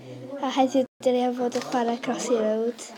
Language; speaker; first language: Welsh; native; Welsh